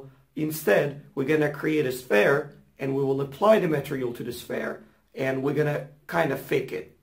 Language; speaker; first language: English; non-native, fluent; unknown